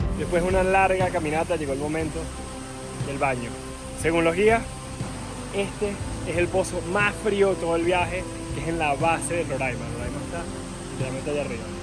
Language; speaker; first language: Spanish; native; Spanish